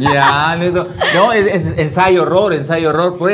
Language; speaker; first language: Spanish; native; Spanish